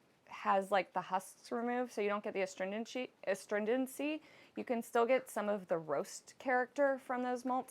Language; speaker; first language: English; native; English